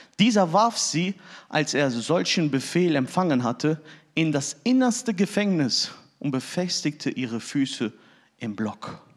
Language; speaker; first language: German; early bilingual, other home language; Turkish